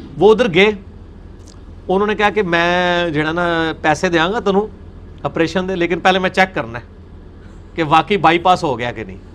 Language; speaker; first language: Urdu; non-native, local second language; Punjabi